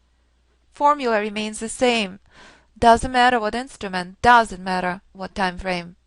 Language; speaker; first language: English; non-native, fluent; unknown